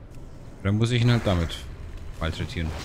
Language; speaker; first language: German; native; German